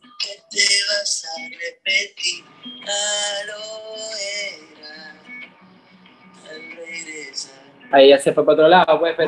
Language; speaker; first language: Spanish; native; Spanish